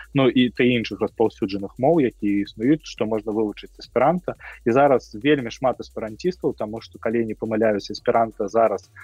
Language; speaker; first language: Belarusian; non-native, local second language; Russian